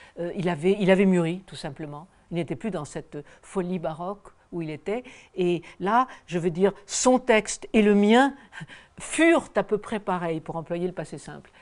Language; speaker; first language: French; native; French